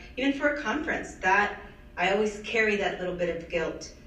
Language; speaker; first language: English; early bilingual, other home language; Spanish